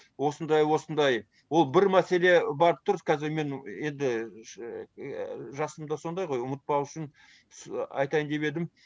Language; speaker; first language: Kazakh; early bilingual, heritage; Kazakh